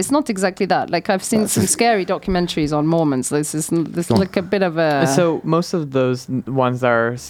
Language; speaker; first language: English; non-native, fluent; French